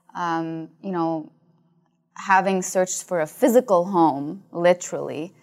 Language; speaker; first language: English; non-native, fluent; Arabic